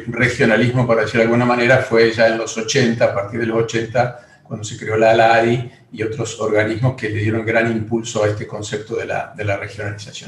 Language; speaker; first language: Spanish; native; Spanish